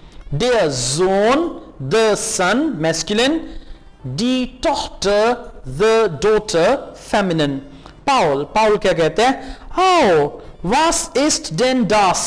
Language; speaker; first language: German; non-native, fluent; Urdu